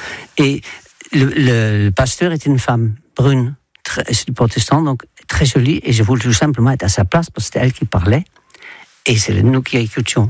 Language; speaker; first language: French; non-native, fluent; Dutch